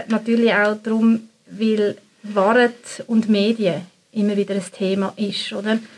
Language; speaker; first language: German; native; German